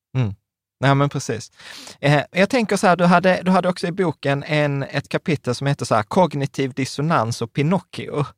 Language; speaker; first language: Swedish; early bilingual, other home language; Czech